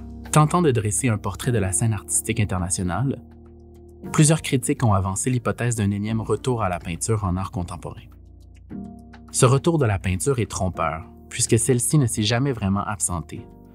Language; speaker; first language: French; native; French